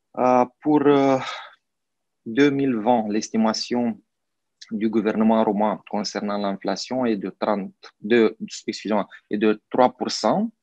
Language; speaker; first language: French; non-native, fluent; Romanian